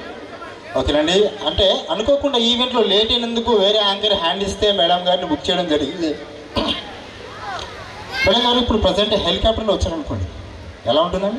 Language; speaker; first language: Telugu; native; Telugu